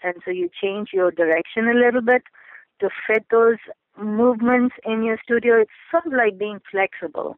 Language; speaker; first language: English; non-native, local second language; Urdu